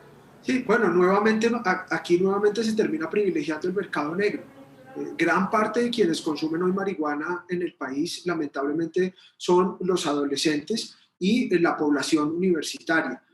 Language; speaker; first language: Spanish; native; Spanish